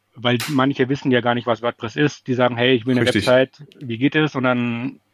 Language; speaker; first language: German; native; German